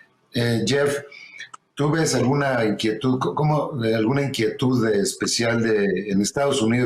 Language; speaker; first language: Spanish; native; Spanish